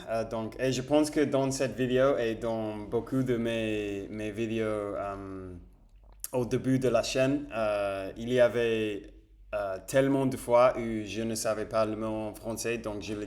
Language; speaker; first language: French; non-native, fluent; Spanish